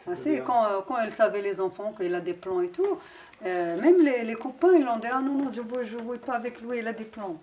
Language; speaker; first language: French; non-native, learner; Arabic